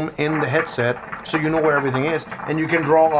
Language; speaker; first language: English; non-native, fluent; Spanish